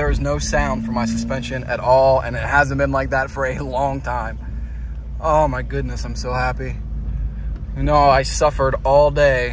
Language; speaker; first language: English; native; English